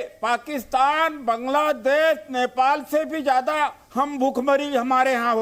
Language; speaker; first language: Hindi; native; Hindi